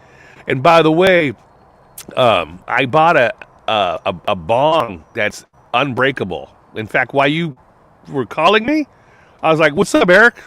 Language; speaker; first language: English; native; English